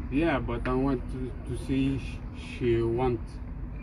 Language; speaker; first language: English; non-native, learner; Romanian